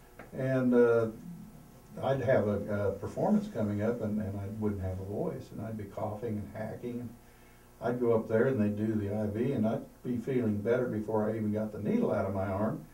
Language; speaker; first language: English; native; English